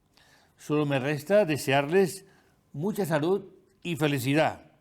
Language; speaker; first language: Spanish; native; Spanish